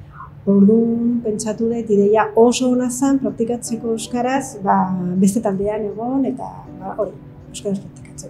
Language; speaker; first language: Basque; non-native, local second language; Spanish